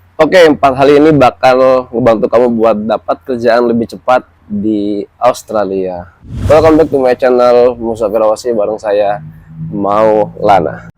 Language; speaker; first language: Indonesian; native; Indonesian